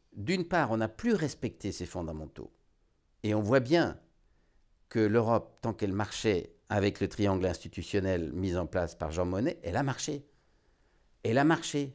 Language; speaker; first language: French; native; French